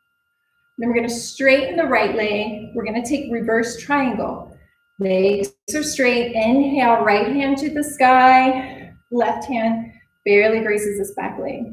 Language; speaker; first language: English; native; English